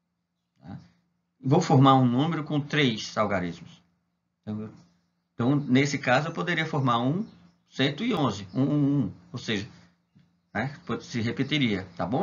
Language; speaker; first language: Portuguese; native; Portuguese